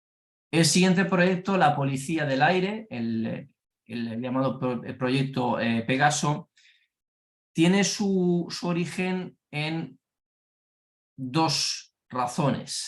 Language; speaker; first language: Spanish; native; Spanish